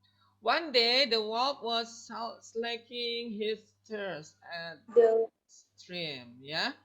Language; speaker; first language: English; non-native, learner; Indonesian